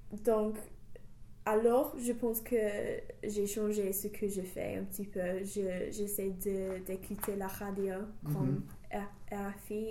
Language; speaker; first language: French; non-native, fluent; English